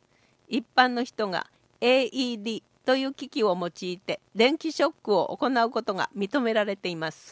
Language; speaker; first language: Japanese; native; Japanese